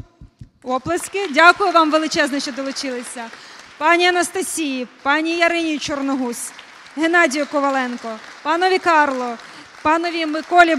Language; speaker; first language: Ukrainian; native; Ukrainian